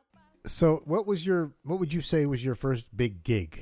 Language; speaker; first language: English; native; English